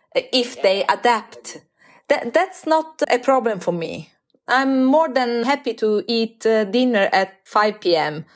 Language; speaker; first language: English; non-native, fluent; Italian